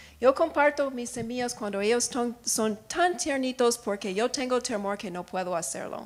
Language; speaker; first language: Spanish; non-native, learner; English